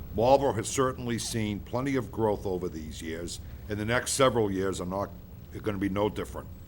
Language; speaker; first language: English; native; English